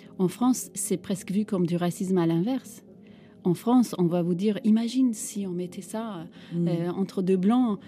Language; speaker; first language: French; non-native, fluent; Turkish